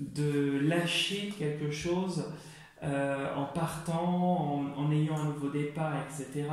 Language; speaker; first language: French; native; French